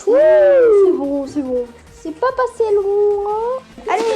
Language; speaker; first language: French; native; French